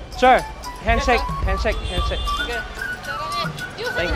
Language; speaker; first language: English; non-native, learner; Vietnamese